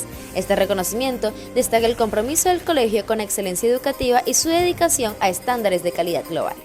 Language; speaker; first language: Spanish; native; Spanish